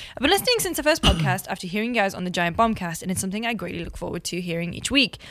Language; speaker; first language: English; native; English